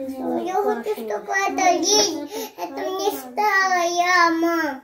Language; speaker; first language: Russian; early bilingual, other home language; Tajik